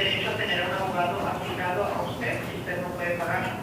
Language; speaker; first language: Spanish; non-native, fluent; English